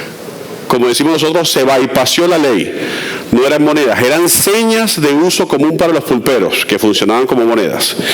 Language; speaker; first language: Spanish; native; Spanish